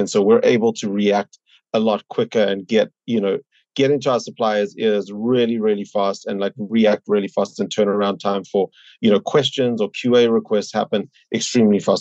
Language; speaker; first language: English; native; English